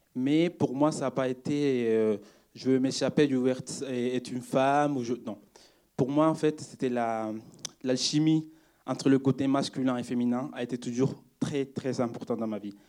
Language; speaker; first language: French; non-native, fluent; Spanish